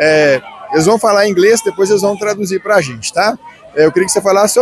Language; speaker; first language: Portuguese; native; Portuguese